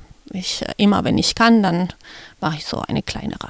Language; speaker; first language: German; non-native, fluent; Spanish